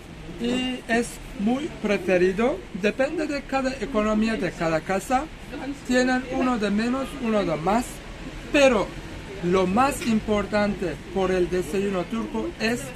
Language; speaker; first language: Spanish; non-native, fluent; Turkish